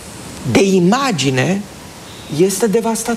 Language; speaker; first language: Romanian; native; Romanian